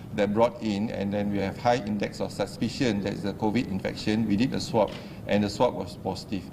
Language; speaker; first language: English; non-native, local second language; Malay